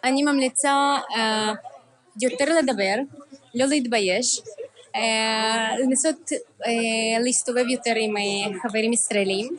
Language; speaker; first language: Hebrew; early bilingual, other home language; Russian